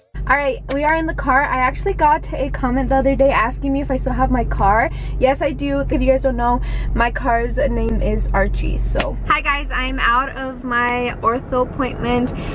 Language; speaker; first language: English; early bilingual, other home language; Spanish